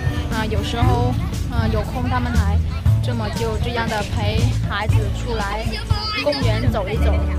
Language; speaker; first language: Chinese; non-native, fluent; Vietnamese